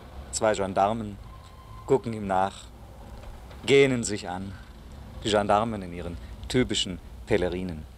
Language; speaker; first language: German; native; German